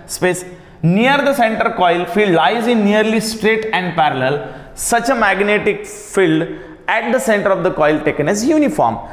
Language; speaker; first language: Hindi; non-native, local second language; Marathi